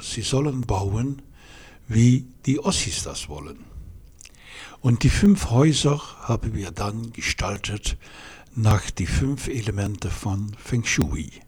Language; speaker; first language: German; non-native, fluent; Dutch